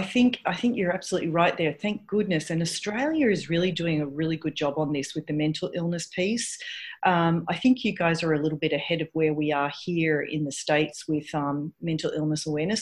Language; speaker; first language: English; native; English